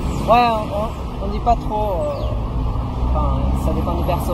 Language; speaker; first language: French; non-native, fluent; Japanese